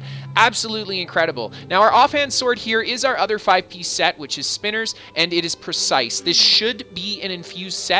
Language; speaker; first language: English; native; English